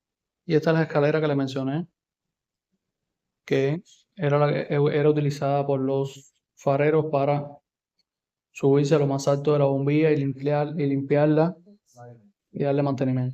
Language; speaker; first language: Spanish; native; Spanish